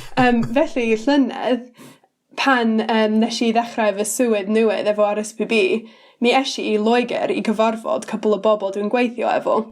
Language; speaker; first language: Welsh; non-native, learner; English